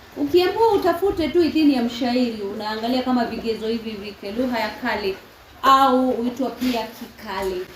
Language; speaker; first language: Swahili; non-native, local second language; Kamba